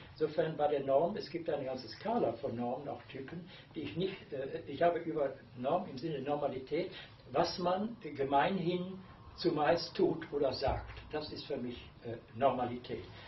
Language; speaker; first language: German; native; German